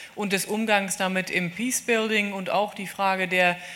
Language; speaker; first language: German; native; German